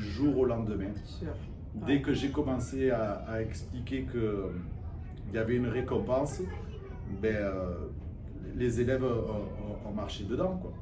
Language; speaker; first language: French; native; French